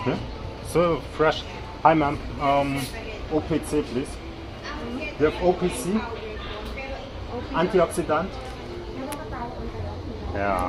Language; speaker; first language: English; non-native, learner; German